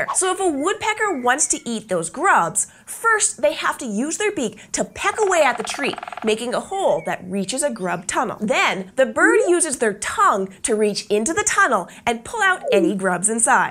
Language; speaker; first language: English; native; English